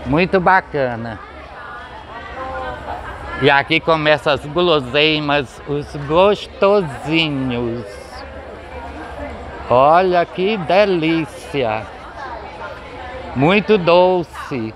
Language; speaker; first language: Portuguese; native; Portuguese